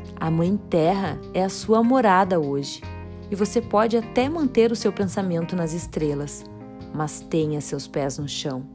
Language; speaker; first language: Portuguese; native; Portuguese